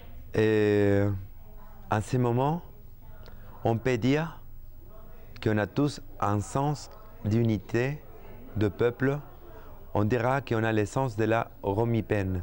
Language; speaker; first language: French; non-native, fluent; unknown